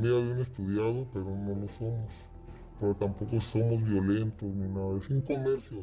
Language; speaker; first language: Spanish; native; Spanish